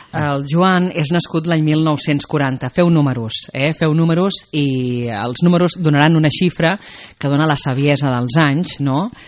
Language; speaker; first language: Catalan; native; Catalan